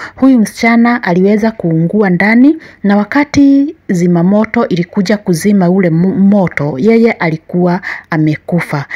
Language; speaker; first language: Swahili; native; Swahili